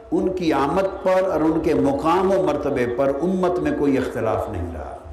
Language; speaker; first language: Urdu; non-native, local second language; Punjabi